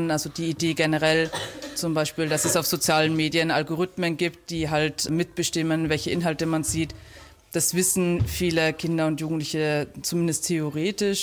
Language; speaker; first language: German; native; German